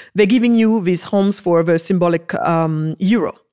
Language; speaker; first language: English; early bilingual, other home language; Wolof